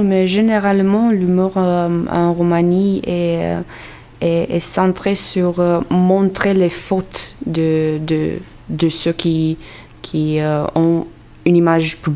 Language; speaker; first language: French; non-native, fluent; Romanian